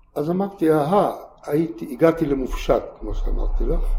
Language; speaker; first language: Hebrew; native; Hebrew